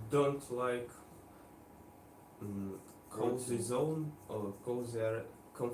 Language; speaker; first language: English; non-native, learner; Russian